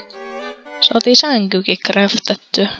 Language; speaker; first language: Finnish; native; Finnish